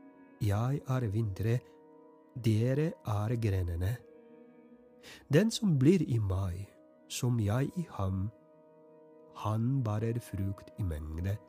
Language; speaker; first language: Norwegian; non-native, fluent; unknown